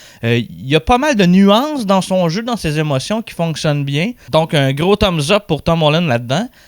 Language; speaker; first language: French; native; French